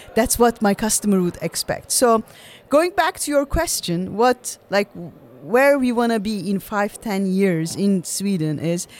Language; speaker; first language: English; non-native, fluent; Turkish